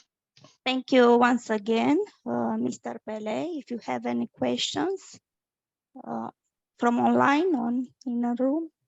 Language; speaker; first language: English; non-native, fluent; Romanian